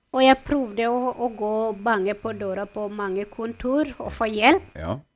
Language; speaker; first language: Norwegian; non-native, fluent; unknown